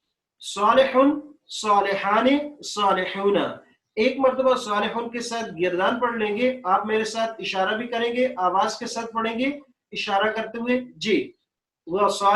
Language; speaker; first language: Urdu; native; Urdu